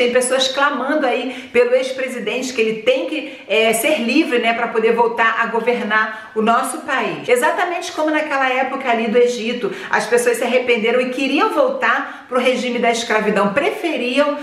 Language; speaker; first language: Portuguese; native; Portuguese